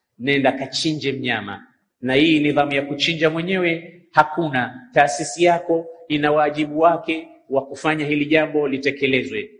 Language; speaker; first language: Swahili; native; Swahili